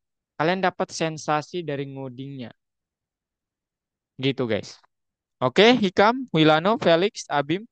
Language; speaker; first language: Indonesian; native; Indonesian